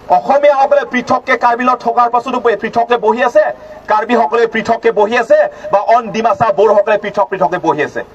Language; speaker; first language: Assamese; non-native, local second language; Karbi